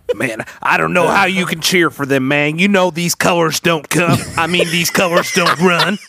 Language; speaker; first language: English; early bilingual, other home language; Yoruba